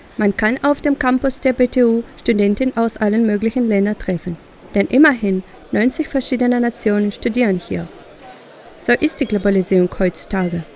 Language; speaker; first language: German; native; German